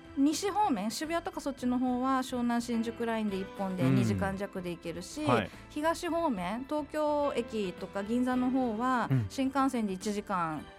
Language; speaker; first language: Japanese; native; Japanese